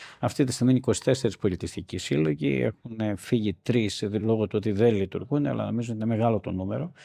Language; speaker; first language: Greek; native; Greek